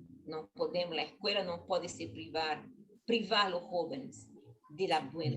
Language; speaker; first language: Spanish; non-native, learner; Portuguese